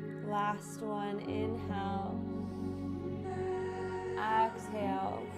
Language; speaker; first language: English; native; English